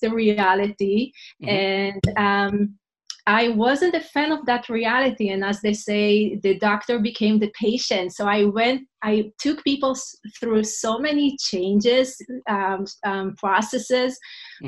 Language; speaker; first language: English; non-native, fluent; Hebrew